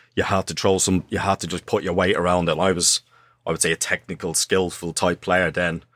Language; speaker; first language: English; native; English